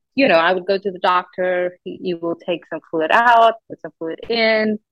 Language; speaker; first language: English; non-native, local second language; Afrikaans